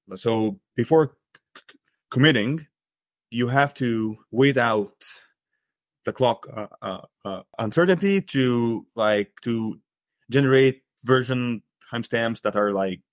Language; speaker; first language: English; non-native, fluent; Arabic